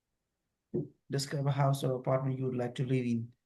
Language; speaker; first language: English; non-native, fluent; Nepali